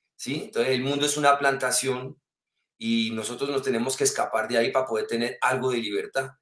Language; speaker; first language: Spanish; early bilingual, heritage; French